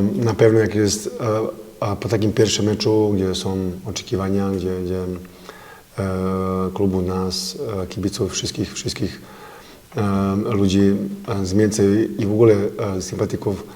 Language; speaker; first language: Polish; non-native, fluent; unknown